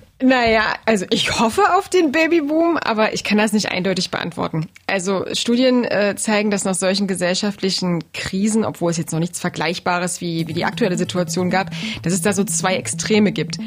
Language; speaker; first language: German; native; German